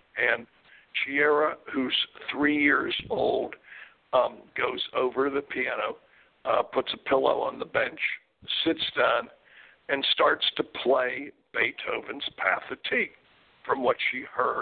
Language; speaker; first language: English; native; English